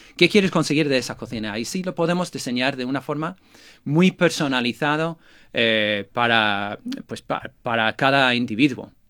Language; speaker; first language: Spanish; non-native, fluent; English